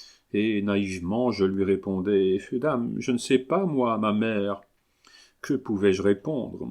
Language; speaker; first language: French; native; French